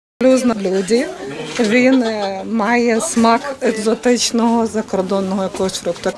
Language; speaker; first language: Ukrainian; native; Ukrainian